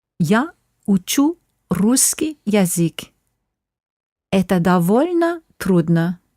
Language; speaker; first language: Russian; non-native, fluent; English